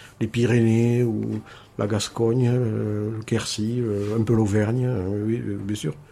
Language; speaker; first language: French; native; French